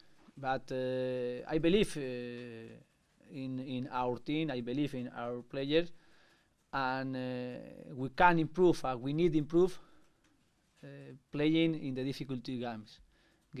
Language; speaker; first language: English; non-native, learner; Spanish